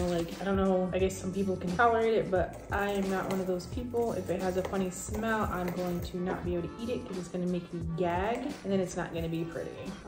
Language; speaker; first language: English; native; English